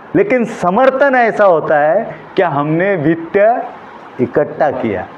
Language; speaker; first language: Hindi; non-native, local second language; Marathi